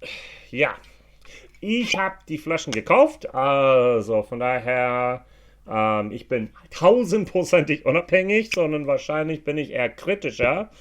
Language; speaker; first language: German; non-native, fluent; English